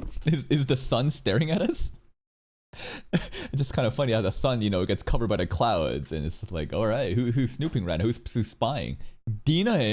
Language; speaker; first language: English; native; English